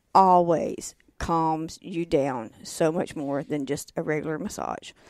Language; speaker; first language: English; native; English